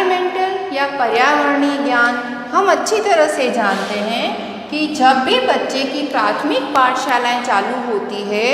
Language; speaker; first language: Hindi; native; Hindi